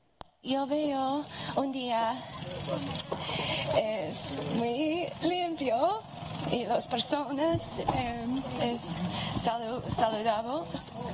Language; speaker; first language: Spanish; non-native, learner; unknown